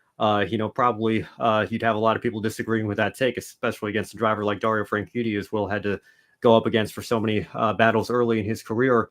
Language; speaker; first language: English; native; English